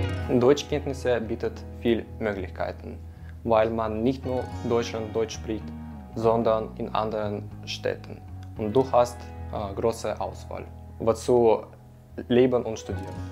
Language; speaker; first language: German; non-native, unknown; Russian